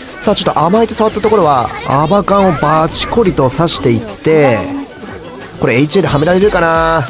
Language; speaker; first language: Japanese; native; Japanese